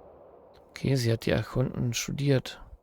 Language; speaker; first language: German; native; German